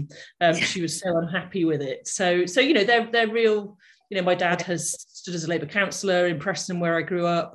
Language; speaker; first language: English; native; English